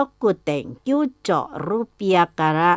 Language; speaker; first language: Japanese; non-native, fluent; Indonesian